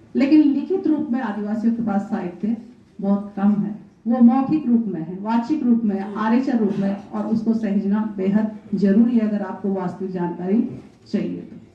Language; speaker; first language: Hindi; non-native, local second language; Rajasthani